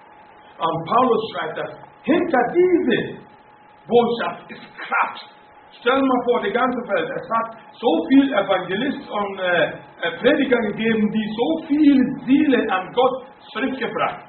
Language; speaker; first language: German; non-native, fluent; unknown